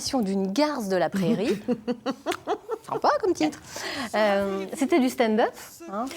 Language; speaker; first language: French; native; French